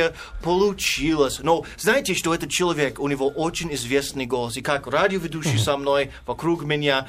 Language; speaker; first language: Russian; non-native, fluent; English